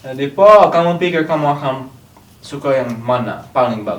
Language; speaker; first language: Indonesian; non-native, learner; English